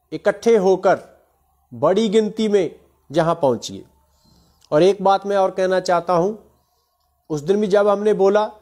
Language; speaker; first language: Hindi; non-native, local second language; Punjabi